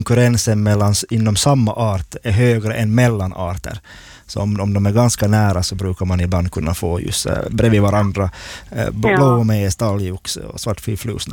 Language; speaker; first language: Swedish; native; Swedish